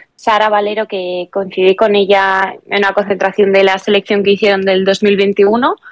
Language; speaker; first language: Spanish; native; Spanish